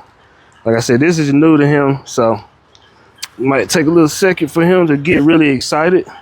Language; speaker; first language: English; native; English